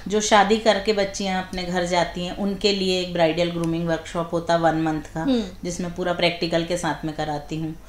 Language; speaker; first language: Hindi; native; Hindi